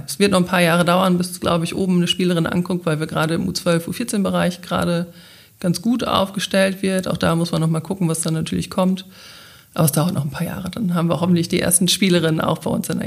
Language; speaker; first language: German; native; German